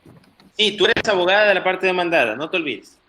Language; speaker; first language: Spanish; native; Spanish